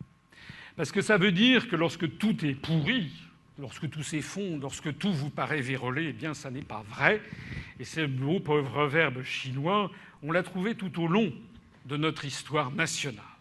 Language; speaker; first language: French; native; French